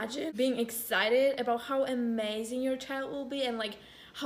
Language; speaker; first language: English; non-native, fluent; Polish